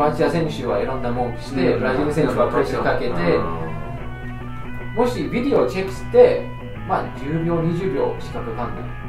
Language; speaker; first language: Japanese; non-native, fluent; English